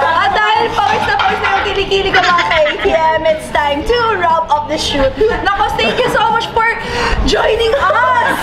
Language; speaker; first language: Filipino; non-native, local second language; Cebuano